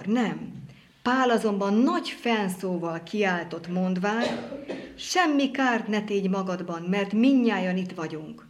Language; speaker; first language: Hungarian; native; Hungarian